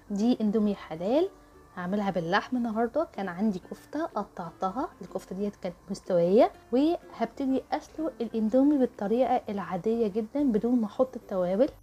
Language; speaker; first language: Arabic; native; Arabic